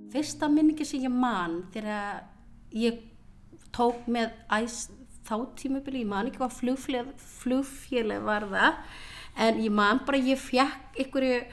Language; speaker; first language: Icelandic; early bilingual, other home language; Vietnamese